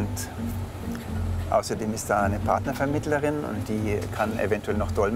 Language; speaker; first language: German; native; German